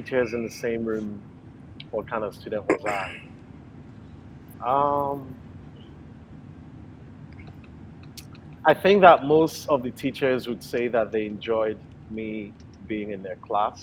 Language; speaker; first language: English; non-native, local second language; Igbo